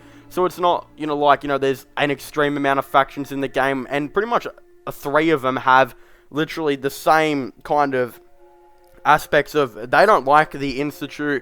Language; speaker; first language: English; native; English